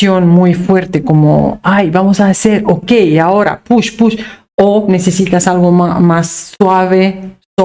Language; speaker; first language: Spanish; non-native, fluent; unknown